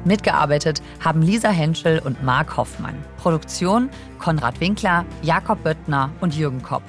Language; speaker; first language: German; native; German